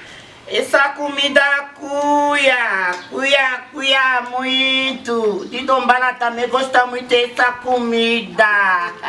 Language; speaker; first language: Portuguese; non-native, learner; Lingala